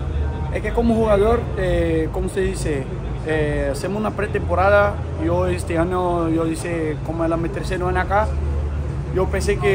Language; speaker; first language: Spanish; non-native, learner; Portuguese